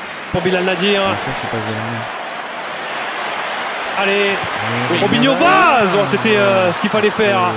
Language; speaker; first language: French; native; French